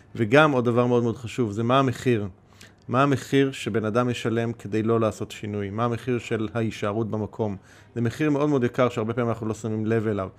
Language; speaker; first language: Hebrew; native; Hebrew